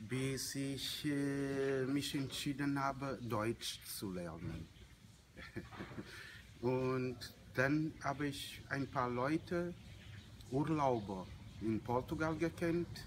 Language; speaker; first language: German; non-native, fluent; Portuguese